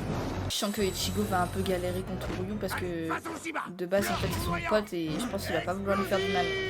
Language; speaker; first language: French; native; French